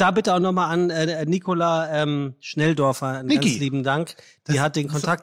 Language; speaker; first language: German; native; German